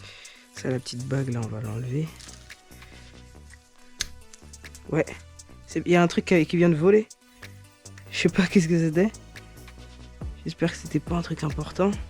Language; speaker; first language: French; native; French